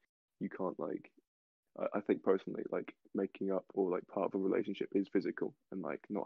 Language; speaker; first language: English; native; English